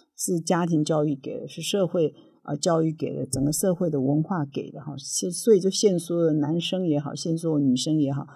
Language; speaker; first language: Chinese; native; Chinese